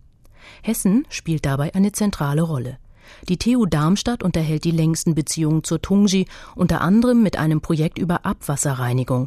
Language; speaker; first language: German; native; German